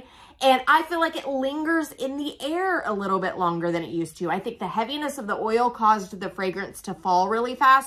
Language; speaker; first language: English; native; English